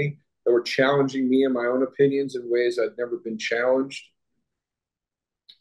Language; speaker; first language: English; native; English